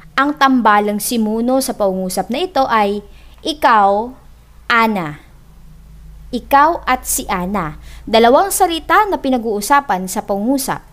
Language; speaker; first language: Filipino; native; Filipino